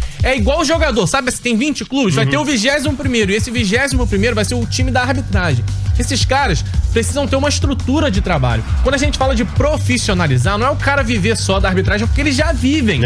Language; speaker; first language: Portuguese; native; Portuguese